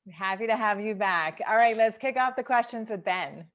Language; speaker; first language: English; native; English